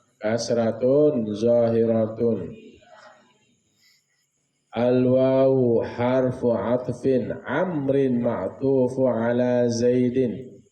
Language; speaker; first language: Arabic; non-native, fluent; Indonesian